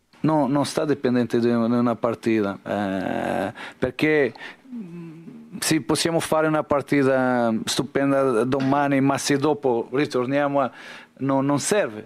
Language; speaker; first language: Italian; non-native, learner; Portuguese